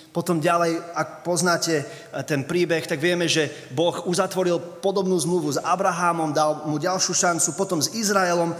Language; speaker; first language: Slovak; early bilingual, other home language; English